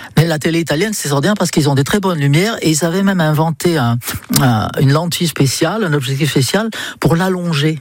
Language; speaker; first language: French; non-native, fluent; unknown